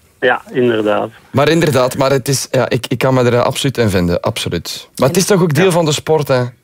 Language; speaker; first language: Dutch; native; Dutch